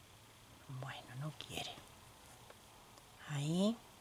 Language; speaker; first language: Spanish; native; Spanish